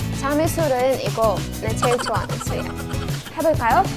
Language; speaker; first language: Korean; non-native, learner; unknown